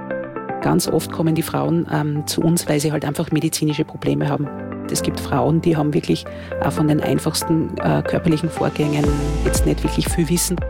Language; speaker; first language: German; native; German